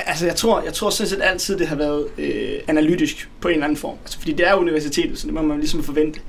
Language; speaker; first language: Danish; native; Danish